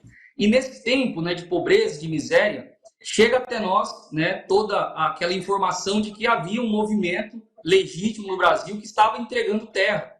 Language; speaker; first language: Portuguese; native; Portuguese